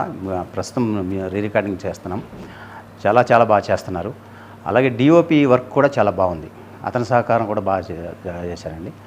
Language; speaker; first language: Telugu; native; Telugu